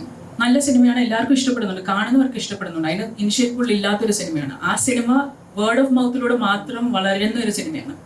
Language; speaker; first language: Malayalam; native; Malayalam